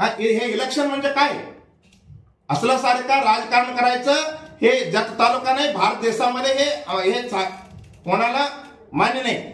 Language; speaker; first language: Marathi; non-native, local second language; Kannada